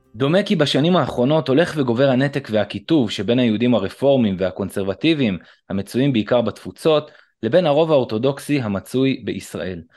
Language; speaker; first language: Hebrew; native; Hebrew